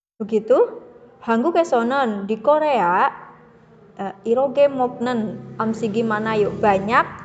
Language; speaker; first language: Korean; non-native, fluent; Indonesian